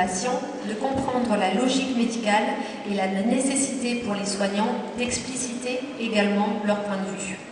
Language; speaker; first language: French; native; French